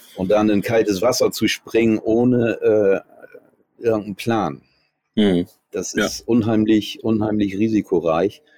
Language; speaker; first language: German; native; German